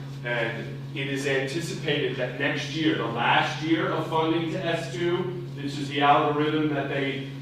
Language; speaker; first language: English; native; English